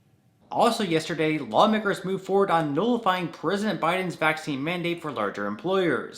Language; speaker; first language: English; native; English